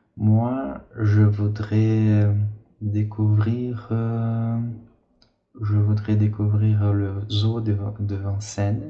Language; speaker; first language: French; non-native, fluent; Portuguese